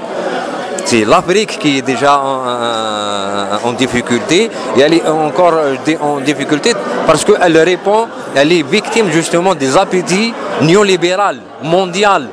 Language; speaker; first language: French; non-native, local second language; Arabic